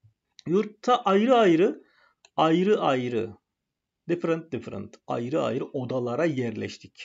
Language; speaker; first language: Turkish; non-native, fluent; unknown